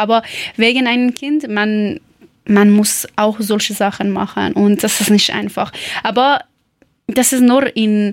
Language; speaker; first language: German; non-native, learner; Persian